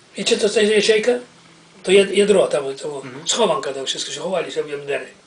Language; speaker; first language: Polish; early bilingual, heritage; Polish